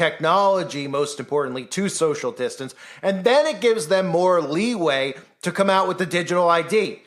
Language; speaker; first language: English; native; English